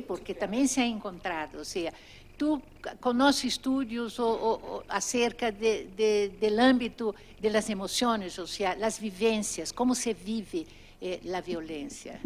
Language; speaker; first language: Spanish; non-native, fluent; Portuguese